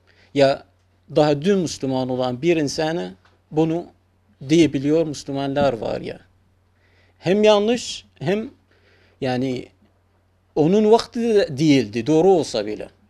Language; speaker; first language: Turkish; non-native, fluent; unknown